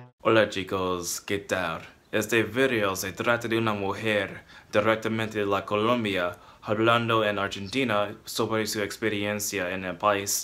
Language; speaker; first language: Spanish; non-native, fluent; English